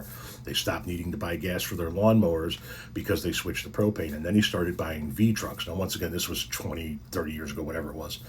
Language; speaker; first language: English; native; English